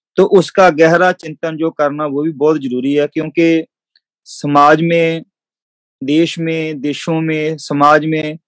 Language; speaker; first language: Hindi; non-native, local second language; Punjabi